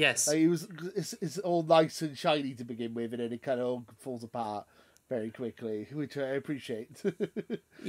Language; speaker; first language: English; native; English